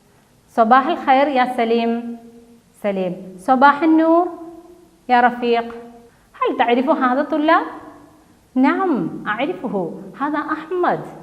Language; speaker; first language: Arabic; non-native, fluent; Malayalam